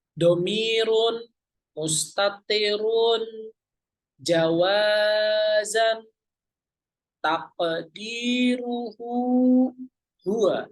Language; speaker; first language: Arabic; non-native, fluent; Indonesian